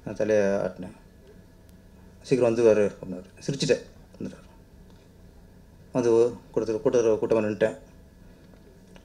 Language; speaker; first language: Tamil; native; Tamil